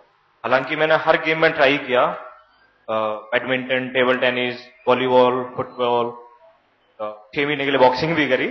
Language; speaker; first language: Hindi; native; Hindi